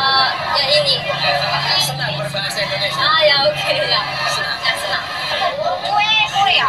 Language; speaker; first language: Indonesian; non-native, learner; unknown